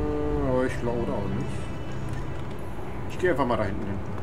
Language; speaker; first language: German; native; German